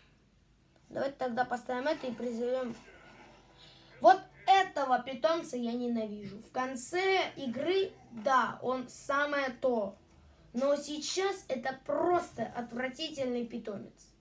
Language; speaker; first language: Russian; native; Russian